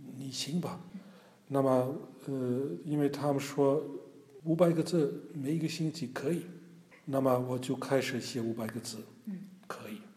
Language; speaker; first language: Chinese; non-native, fluent; German